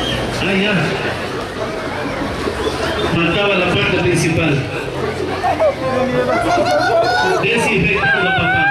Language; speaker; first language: Spanish; native; Spanish